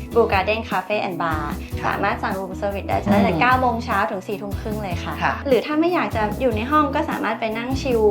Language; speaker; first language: Thai; native; Thai